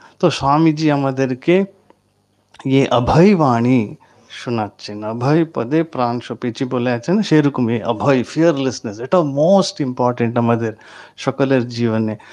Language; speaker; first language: Bangla; native; Bangla